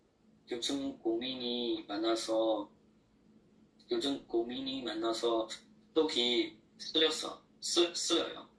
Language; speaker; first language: Korean; non-native, learner; Chinese